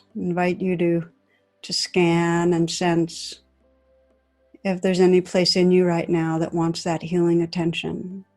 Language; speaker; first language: English; native; English